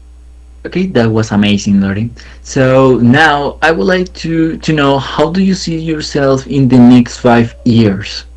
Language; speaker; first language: English; non-native, learner; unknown